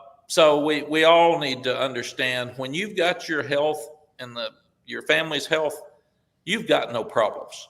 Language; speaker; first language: English; native; English